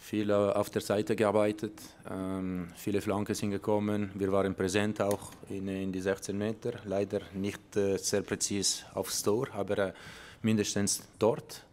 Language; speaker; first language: German; non-native, learner; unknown